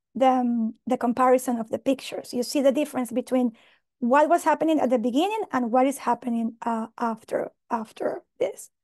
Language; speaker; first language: English; non-native, fluent; Spanish